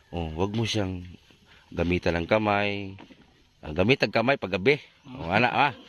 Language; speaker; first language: Filipino; non-native, local second language; Cebuano